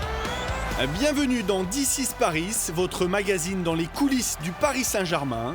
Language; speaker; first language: French; native; French